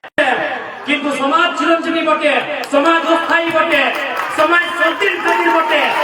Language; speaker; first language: Bangla; non-native, local second language; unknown